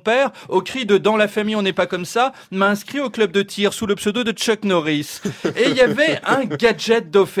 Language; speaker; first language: French; native; French